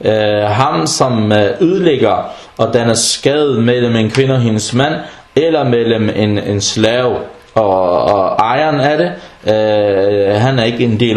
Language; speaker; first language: Danish; non-native, fluent; Arabic